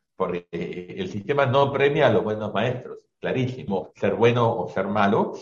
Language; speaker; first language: Spanish; native; Spanish